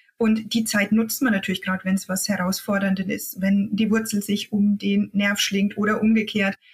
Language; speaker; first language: German; native; German